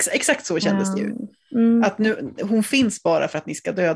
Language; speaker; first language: Swedish; native; Swedish